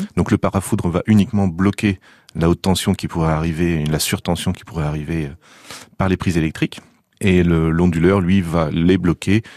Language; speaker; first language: French; native; French